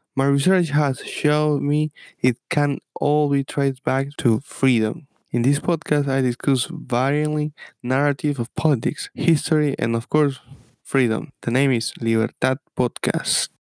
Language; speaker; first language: English; non-native, fluent; Spanish